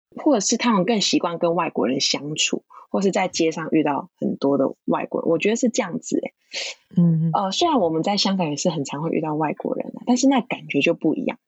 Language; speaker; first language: Chinese; non-native, local second language; Cantonese